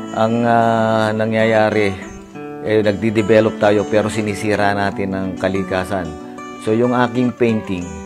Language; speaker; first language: Filipino; native; Filipino